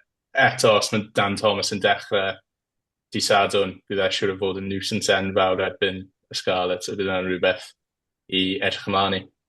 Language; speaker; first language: Welsh; native; Welsh